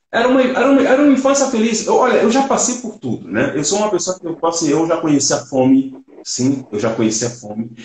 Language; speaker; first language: Portuguese; early bilingual, other home language; Swahili